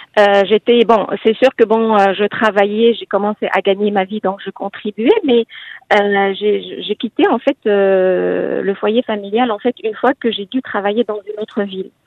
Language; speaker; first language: French; non-native, local second language; Arabic